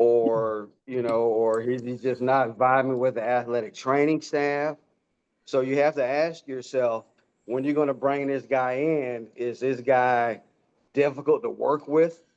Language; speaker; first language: English; native; English